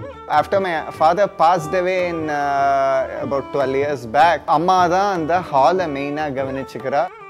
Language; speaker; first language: English; non-native, local second language; Tamil